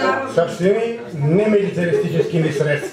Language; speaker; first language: Russian; non-native, learner; Bulgarian